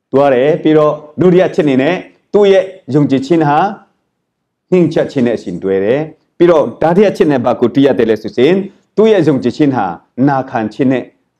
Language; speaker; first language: Burmese; non-native, local second language; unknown